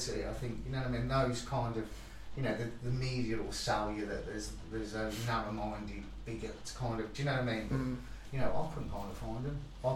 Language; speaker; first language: English; native; English